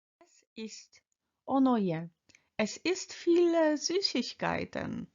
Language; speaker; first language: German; non-native, fluent; Polish